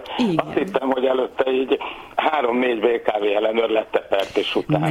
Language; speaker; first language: Hungarian; native; Hungarian